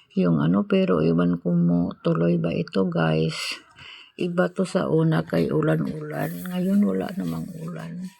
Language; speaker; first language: Filipino; non-native, local second language; Cebuano